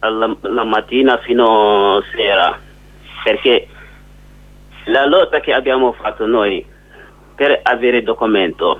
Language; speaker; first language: Italian; non-native, learner; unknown